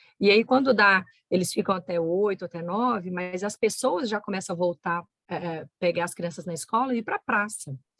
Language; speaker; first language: Portuguese; native; Portuguese